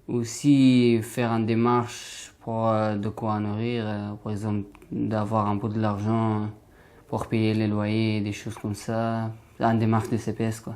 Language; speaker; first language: French; non-native, learner; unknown